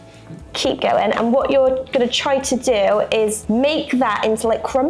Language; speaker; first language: English; native; English